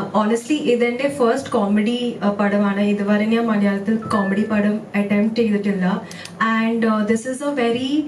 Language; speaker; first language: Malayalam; early bilingual, heritage; Malayalam